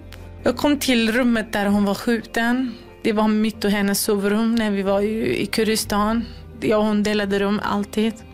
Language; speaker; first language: Swedish; non-native, fluent; Kurdish